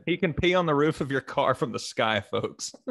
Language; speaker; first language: English; native; English